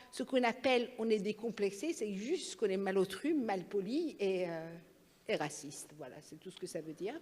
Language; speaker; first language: French; non-native, fluent; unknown